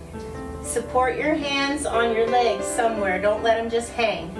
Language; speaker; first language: English; native; English